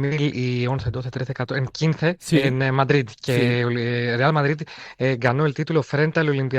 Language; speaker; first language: Spanish; non-native, fluent; Greek